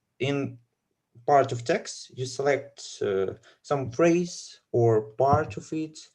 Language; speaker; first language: English; non-native, learner; Russian